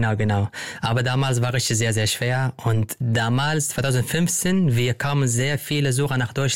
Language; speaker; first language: German; non-native, learner; Arabic